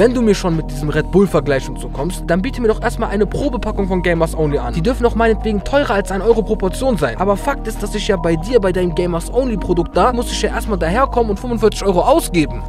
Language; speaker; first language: German; early bilingual, other home language; Arabic